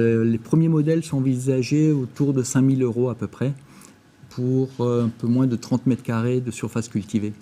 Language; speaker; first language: French; native; French